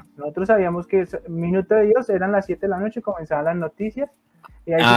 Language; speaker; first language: Spanish; native; Spanish